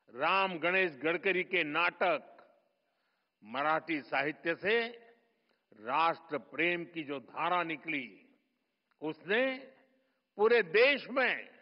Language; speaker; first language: Hindi; non-native, local second language; Gujarati